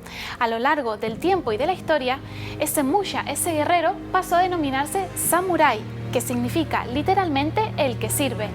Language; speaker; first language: Spanish; native; Spanish